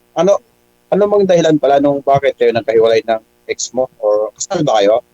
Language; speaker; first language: Filipino; native; Filipino